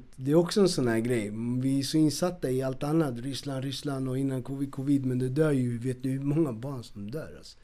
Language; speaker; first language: Swedish; early bilingual, other home language; Spanish